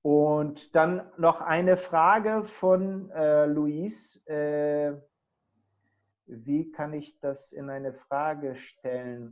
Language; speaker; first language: German; non-native, fluent; Portuguese